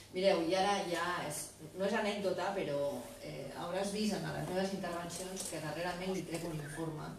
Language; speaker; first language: Catalan; non-native, local second language; Spanish